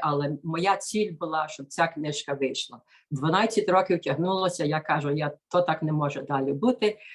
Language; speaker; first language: Ukrainian; early bilingual, heritage; Ukrainian